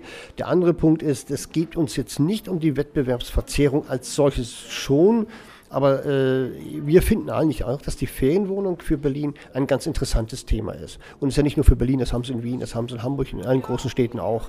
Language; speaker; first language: German; native; German